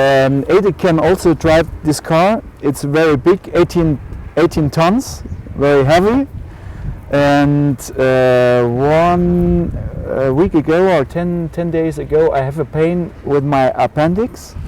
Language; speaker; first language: English; non-native, learner; German